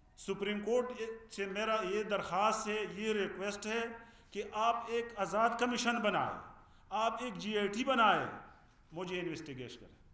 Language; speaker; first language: Urdu; non-native, fluent; Pashto